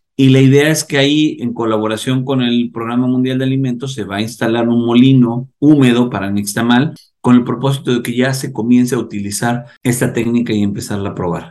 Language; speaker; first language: Spanish; native; Spanish